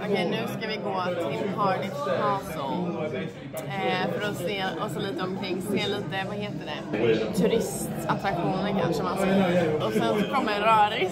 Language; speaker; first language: Swedish; native; Swedish